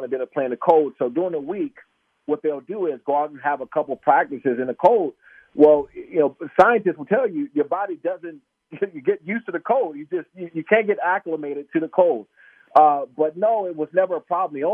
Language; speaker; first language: English; native; English